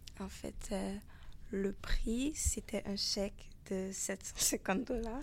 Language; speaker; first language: French; non-native, local second language; Haitian Creole